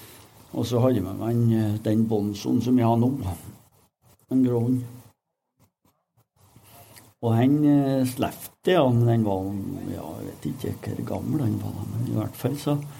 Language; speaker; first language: Norwegian; native; Norwegian